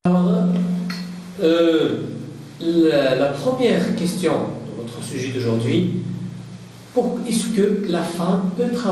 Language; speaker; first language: French; non-native, learner; Arabic